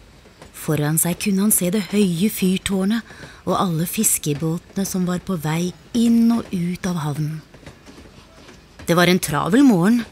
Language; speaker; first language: Norwegian; native; Norwegian